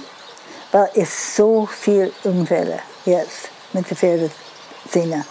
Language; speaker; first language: German; non-native, fluent; English